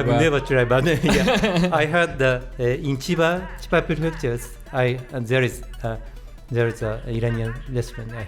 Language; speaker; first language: English; non-native, learner; Japanese